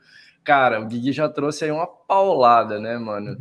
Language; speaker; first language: Portuguese; native; Portuguese